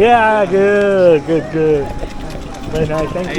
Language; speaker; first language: English; non-native, learner; Korean